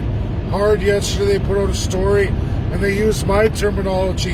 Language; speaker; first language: English; native; English